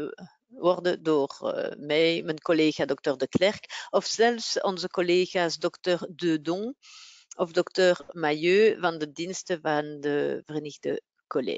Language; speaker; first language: Dutch; non-native, local second language; French